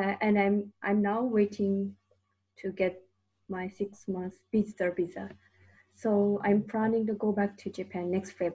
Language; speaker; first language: English; non-native, learner; Japanese